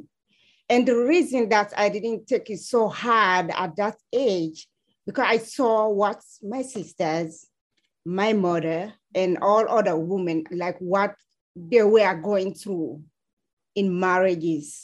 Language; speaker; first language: English; non-native, local second language; Fula